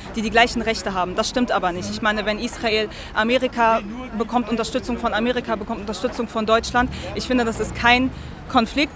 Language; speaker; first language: German; early bilingual, other home language; Arabic